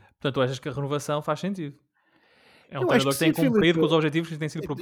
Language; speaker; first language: Portuguese; native; Portuguese